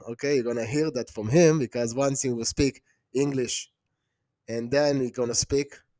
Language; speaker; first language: English; non-native, fluent; Hebrew